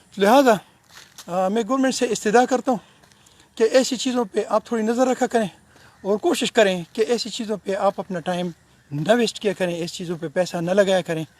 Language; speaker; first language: Urdu; non-native, local second language; Pashto